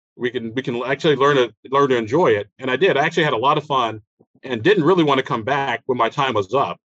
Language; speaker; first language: English; native; English